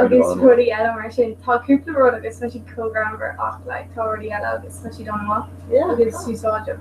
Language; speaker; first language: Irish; non-native, local second language; English